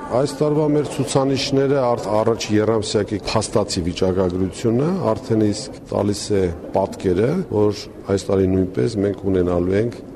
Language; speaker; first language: Armenian; native; Armenian